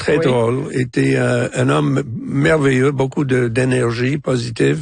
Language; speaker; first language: French; non-native, fluent; English